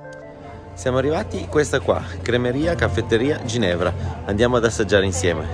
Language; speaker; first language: Italian; native; Italian